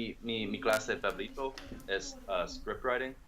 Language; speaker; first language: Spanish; non-native, learner; English